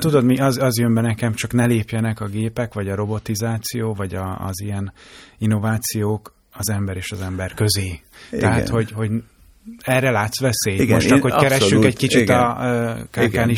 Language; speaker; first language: Hungarian; native; Hungarian